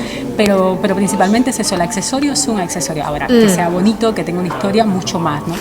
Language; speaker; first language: Spanish; native; Spanish